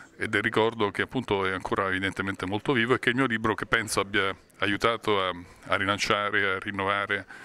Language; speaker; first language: Italian; native; Italian